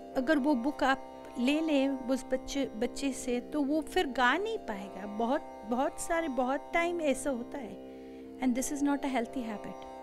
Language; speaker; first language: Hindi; non-native, local second language; Bangla